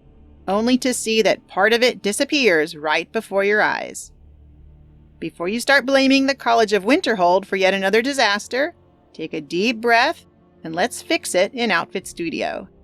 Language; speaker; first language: English; native; English